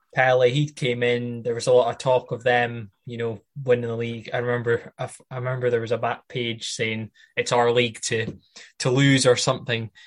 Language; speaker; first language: English; native; English